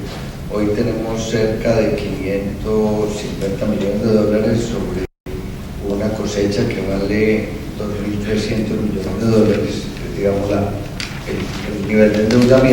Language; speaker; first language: Spanish; native; Spanish